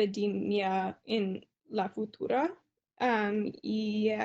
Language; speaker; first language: Spanish; non-native, learner; English